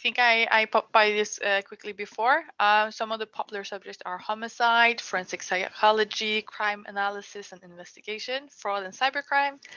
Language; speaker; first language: English; non-native, fluent; Norwegian